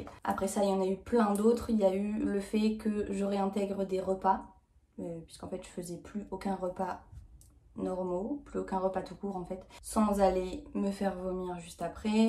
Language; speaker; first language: French; native; French